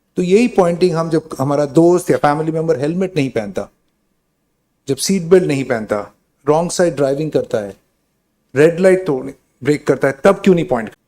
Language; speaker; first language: Hindi; non-native, local second language; Bangla